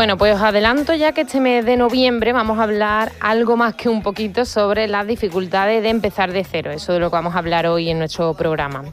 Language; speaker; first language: Spanish; native; Spanish